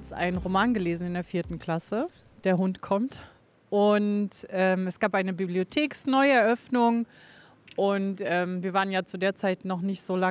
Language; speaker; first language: German; non-native, local second language; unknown